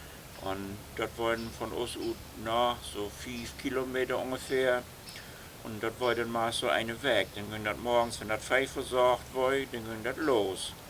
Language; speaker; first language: German; non-native, local second language; Low German